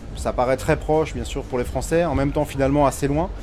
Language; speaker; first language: French; native; French